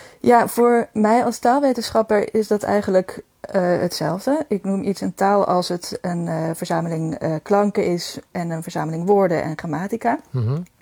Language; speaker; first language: Dutch; native; Dutch